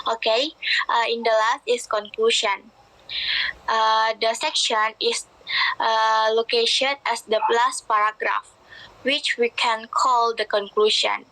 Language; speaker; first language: English; non-native, learner; Indonesian